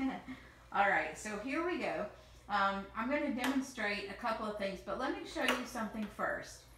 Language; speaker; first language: English; native; English